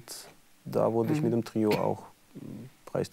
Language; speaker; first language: German; non-native, fluent; Russian